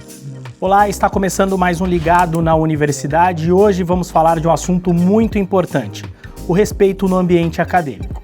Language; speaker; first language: Portuguese; native; Portuguese